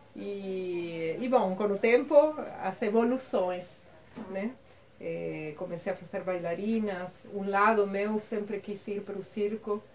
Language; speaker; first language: Portuguese; non-native, fluent; Spanish